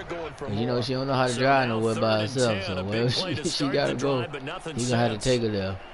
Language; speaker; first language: English; native; English